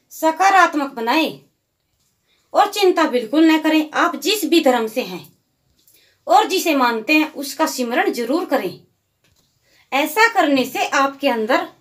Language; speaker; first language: Hindi; native; Hindi